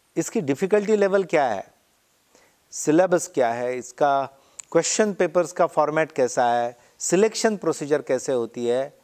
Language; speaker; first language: Hindi; non-native, local second language; Marathi